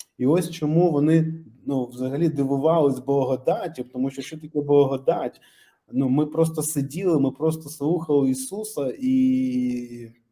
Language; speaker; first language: Ukrainian; native; Ukrainian